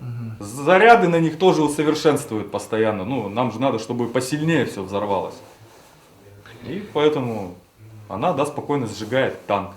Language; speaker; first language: Russian; native; Russian